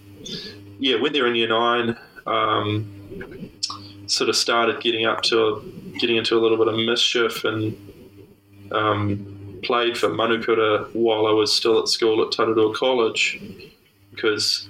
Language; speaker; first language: English; native; English